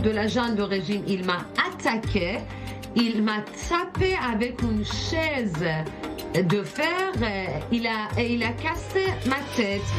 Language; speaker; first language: French; non-native, learner; Persian